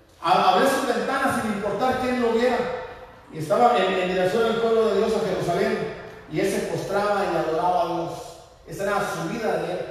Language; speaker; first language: Spanish; native; Spanish